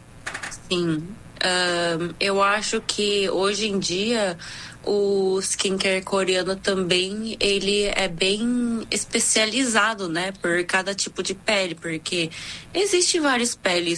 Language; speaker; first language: Portuguese; non-native, fluent; Korean